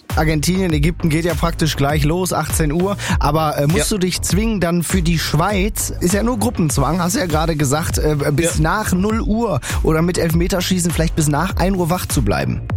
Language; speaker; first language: German; native; German